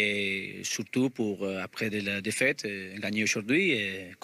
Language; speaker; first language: French; non-native, learner; Spanish